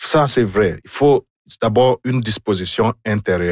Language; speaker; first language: French; non-native, fluent; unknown